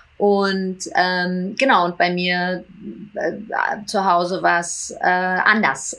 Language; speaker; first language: German; early bilingual, heritage; German